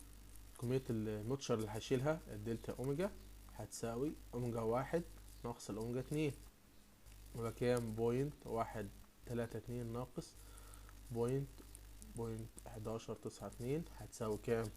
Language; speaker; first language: Arabic; native; Arabic